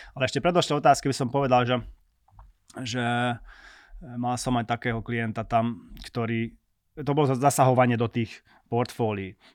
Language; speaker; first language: Slovak; non-native, local second language; Hungarian